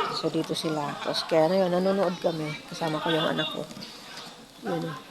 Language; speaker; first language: Filipino; native; Filipino